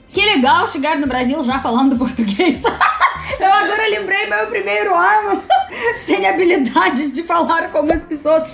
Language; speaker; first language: Portuguese; non-native, fluent; Russian